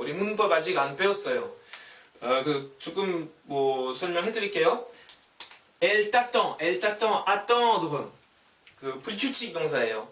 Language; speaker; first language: Korean; non-native, fluent; French